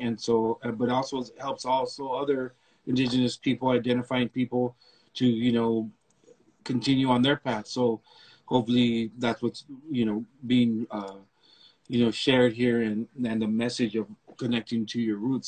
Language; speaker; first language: English; early bilingual, other home language; Spanish